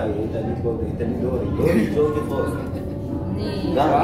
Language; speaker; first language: Russian; non-native, learner; Arabic